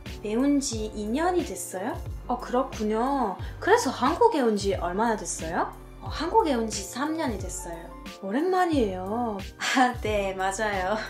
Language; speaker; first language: Korean; non-native, fluent; French